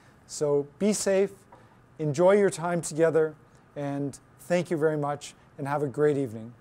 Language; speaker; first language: English; native; English